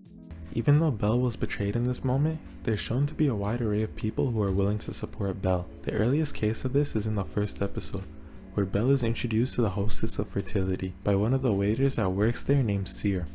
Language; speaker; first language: English; native; English